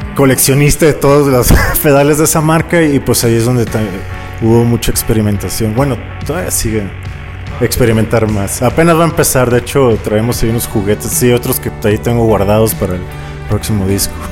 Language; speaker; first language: Spanish; native; Spanish